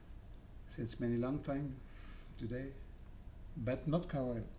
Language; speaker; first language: English; non-native, learner; French